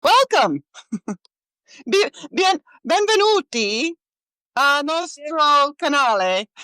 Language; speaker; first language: Italian; non-native, learner; English